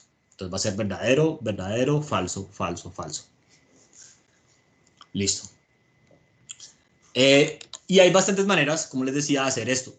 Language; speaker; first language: Spanish; native; Spanish